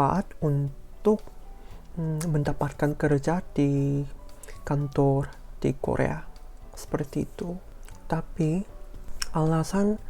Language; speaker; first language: Indonesian; non-native, fluent; Korean